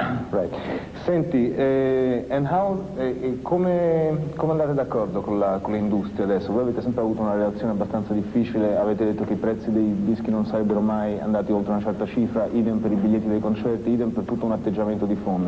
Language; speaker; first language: Italian; native; Italian